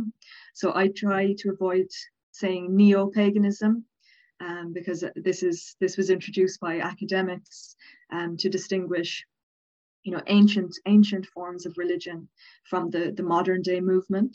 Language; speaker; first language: English; native; English